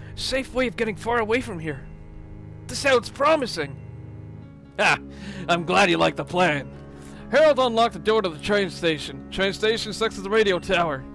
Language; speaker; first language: English; native; English